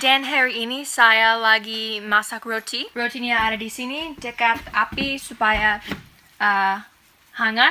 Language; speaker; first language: Indonesian; non-native, fluent; English